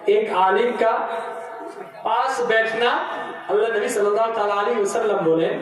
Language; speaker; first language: Hindi; non-native, local second language; Bangla